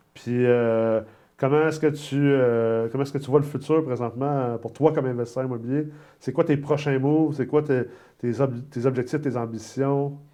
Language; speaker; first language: French; native; French